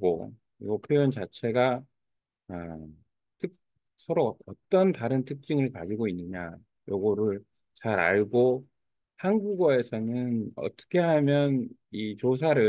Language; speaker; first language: Korean; native; Korean